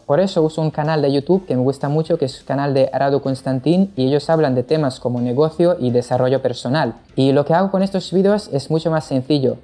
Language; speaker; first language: Spanish; non-native, fluent; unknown